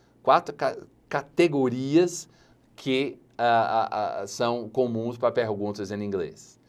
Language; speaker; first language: Portuguese; non-native, fluent; English